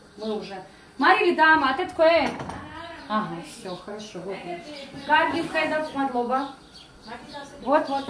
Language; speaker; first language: Russian; non-native, local second language; Georgian